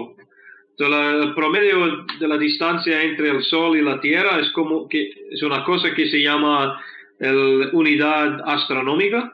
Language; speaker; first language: Spanish; non-native, fluent; English